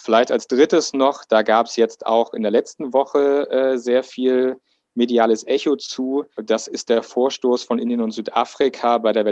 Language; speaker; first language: German; native; German